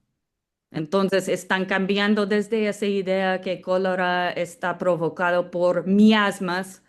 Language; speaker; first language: Spanish; non-native, fluent; English